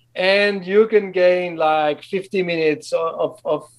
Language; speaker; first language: English; non-native, fluent; French